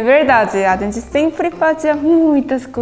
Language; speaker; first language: Portuguese; non-native, fluent; Korean